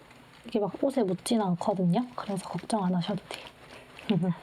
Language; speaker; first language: Korean; native; Korean